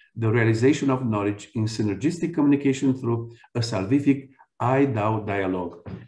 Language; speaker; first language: English; non-native, fluent; Romanian